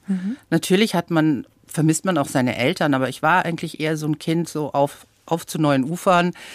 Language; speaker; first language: German; early bilingual, other home language; English